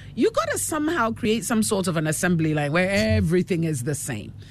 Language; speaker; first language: English; non-native, local second language; Akan